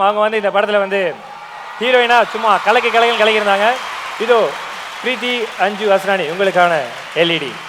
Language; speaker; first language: Tamil; native; Tamil